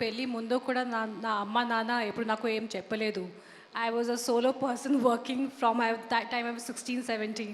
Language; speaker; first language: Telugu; non-native, local second language; Hindi